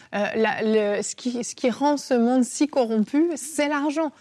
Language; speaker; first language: French; native; French